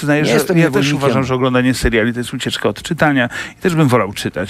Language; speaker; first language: Polish; native; Polish